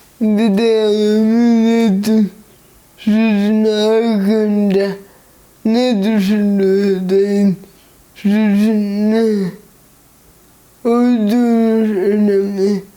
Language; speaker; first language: Turkish; early bilingual, heritage; Turkish